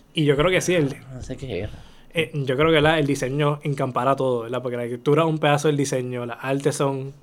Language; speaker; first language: Spanish; native; Spanish